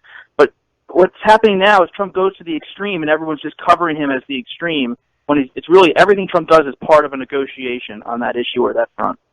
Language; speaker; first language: English; native; English